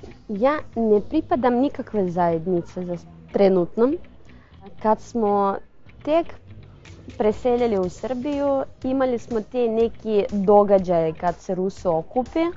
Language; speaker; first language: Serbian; non-native, fluent; Russian